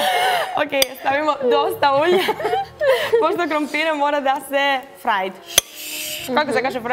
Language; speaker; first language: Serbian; non-native, learner; Spanish